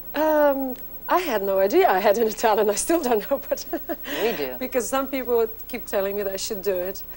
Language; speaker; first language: English; non-native, fluent; Polish